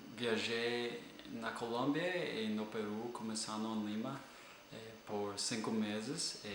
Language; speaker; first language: Portuguese; non-native, fluent; English